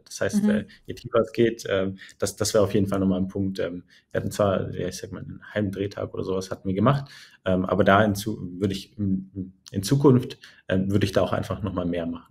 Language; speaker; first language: German; native; German